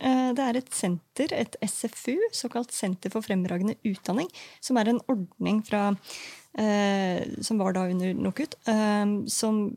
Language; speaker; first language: Norwegian; native; Norwegian